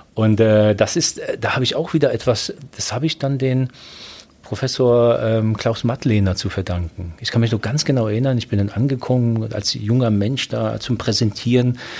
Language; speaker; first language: German; early bilingual, other home language; Polish